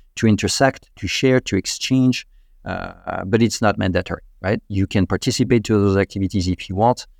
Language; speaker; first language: English; non-native, fluent; French